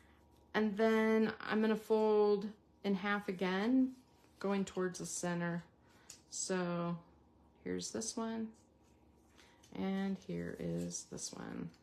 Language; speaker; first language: English; native; English